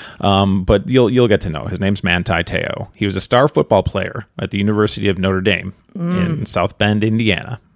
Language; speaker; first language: English; native; English